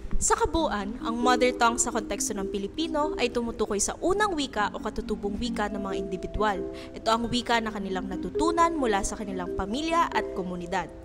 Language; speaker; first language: Filipino; native; Filipino